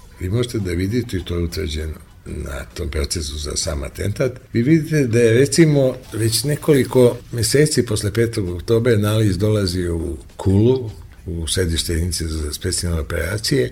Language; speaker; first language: Serbian; native; Serbian